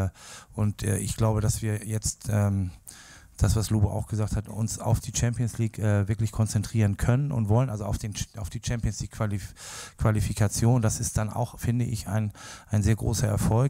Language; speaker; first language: German; native; German